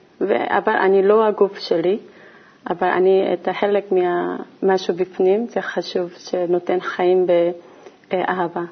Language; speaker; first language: Hebrew; non-native, learner; Korean